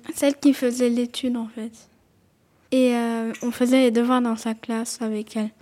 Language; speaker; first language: French; native; French